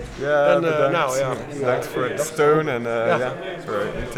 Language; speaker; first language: Dutch; non-native, learner; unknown